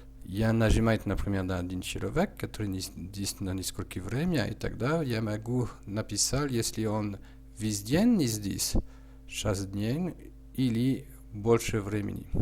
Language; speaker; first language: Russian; non-native, learner; French